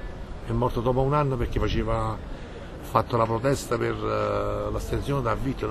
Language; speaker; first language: Italian; native; Italian